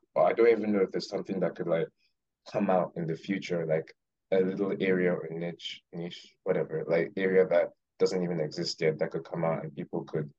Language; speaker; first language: English; non-native, local second language; Yoruba